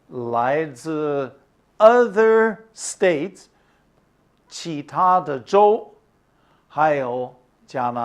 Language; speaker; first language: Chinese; non-native, fluent; English